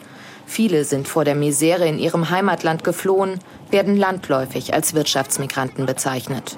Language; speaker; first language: German; native; German